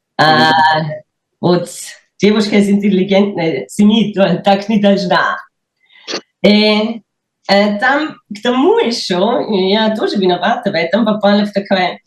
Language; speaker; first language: Russian; non-native, fluent; German